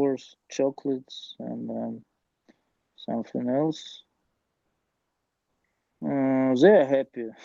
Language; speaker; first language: English; non-native, learner; Russian